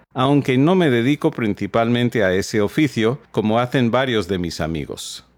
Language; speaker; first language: Spanish; non-native, fluent; English